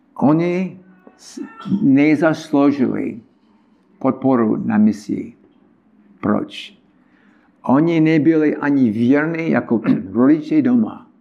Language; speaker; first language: Czech; non-native, learner; English